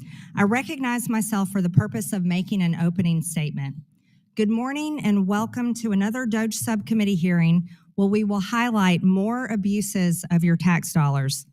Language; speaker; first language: English; native; English